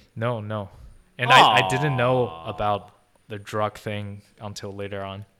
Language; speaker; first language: English; non-native, fluent; Chinese